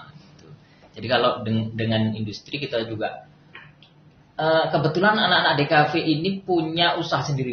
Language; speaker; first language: Indonesian; native; Indonesian